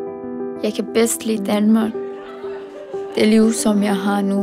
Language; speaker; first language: Danish; early bilingual, other home language; Persian